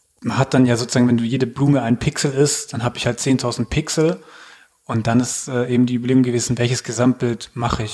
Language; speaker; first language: German; native; German